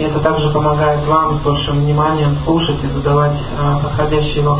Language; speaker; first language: Russian; native; Russian